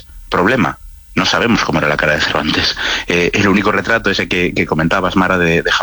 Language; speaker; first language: Spanish; native; Spanish